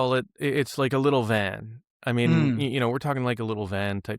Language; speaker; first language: English; native; English